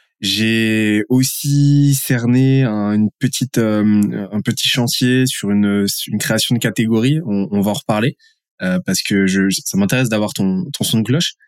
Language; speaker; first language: French; native; French